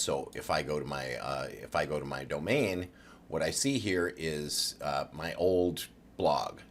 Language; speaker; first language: English; native; English